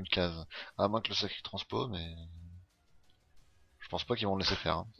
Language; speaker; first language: French; native; French